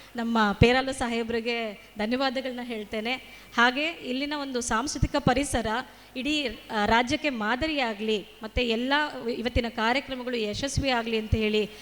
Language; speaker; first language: Kannada; native; Kannada